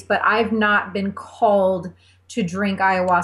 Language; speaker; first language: English; native; English